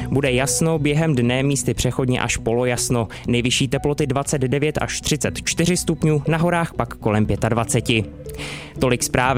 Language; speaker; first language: Czech; native; Czech